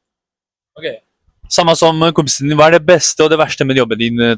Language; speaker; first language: Norwegian; native; Norwegian